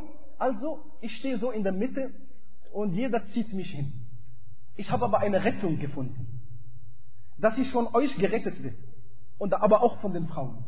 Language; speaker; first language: German; non-native, fluent; Arabic